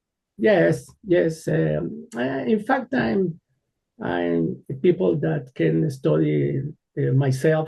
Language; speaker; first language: English; non-native, learner; Spanish